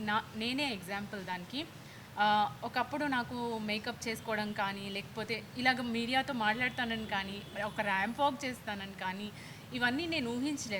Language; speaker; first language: Telugu; native; Telugu